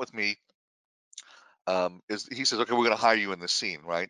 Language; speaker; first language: English; native; English